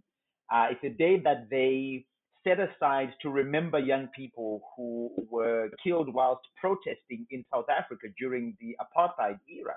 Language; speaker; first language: English; non-native, local second language; Shona